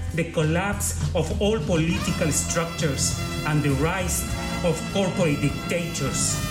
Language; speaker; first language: English; non-native, fluent; Spanish